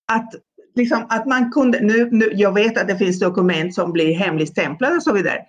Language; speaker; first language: Swedish; non-native, fluent; Spanish